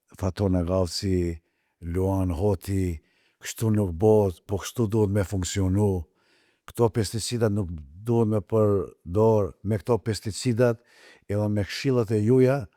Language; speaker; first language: Albanian; non-native, local second language; Turkish